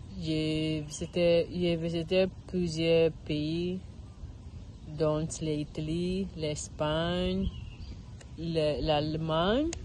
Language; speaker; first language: French; non-native, learner; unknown